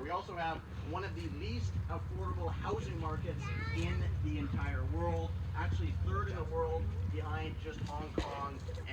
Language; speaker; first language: English; native; English